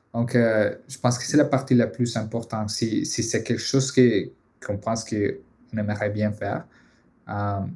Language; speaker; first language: French; non-native, fluent; Spanish